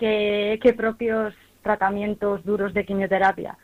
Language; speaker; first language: Spanish; native; Spanish